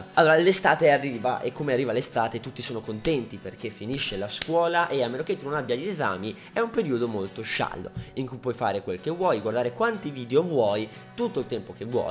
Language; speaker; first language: Italian; native; Italian